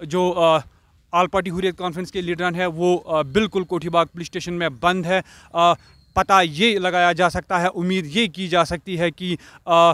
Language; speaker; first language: Hindi; non-native, local second language; Kashmiri